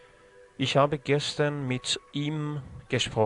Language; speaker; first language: German; non-native, fluent; Persian